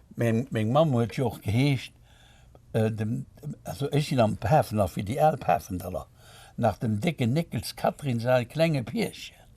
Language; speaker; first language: Luxembourgish; native; Luxembourgish